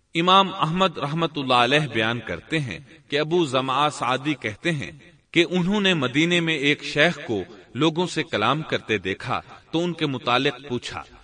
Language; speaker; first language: Urdu; native; Urdu